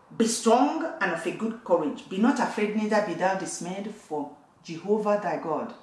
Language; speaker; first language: English; non-native, local second language; Igbo